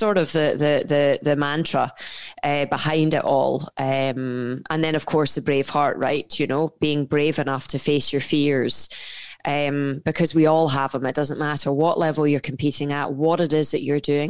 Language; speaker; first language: English; native; English